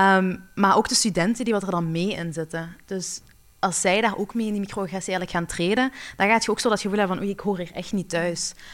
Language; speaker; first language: Dutch; early bilingual, other home language; Arabic